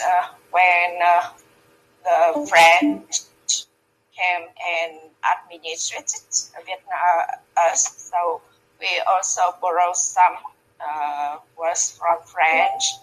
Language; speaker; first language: English; non-native, learner; Vietnamese